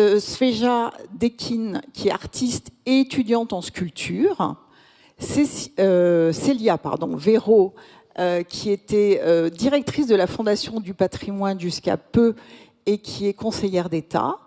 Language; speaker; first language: French; native; French